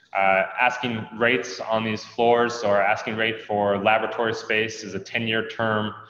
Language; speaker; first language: English; native; English